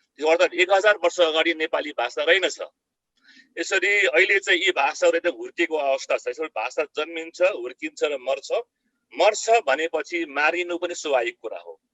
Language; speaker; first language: Nepali; non-native, local second language; Eastern Tamang